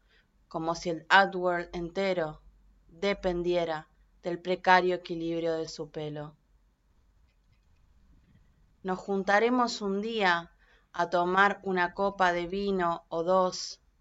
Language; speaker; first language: Spanish; native; Spanish